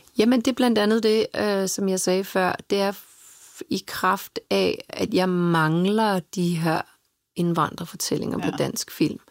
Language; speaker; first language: Danish; early bilingual, other home language; Serbian